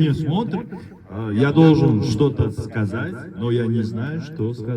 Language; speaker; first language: Russian; non-native, local second language; Uzbek